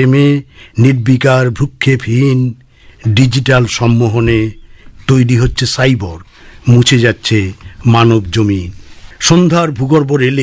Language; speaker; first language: Bangla; native; Bangla